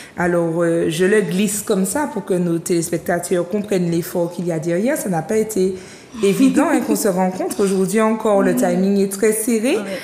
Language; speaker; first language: French; native; French